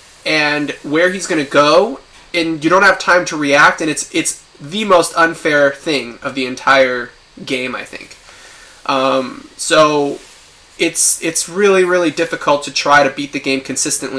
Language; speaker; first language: English; native; English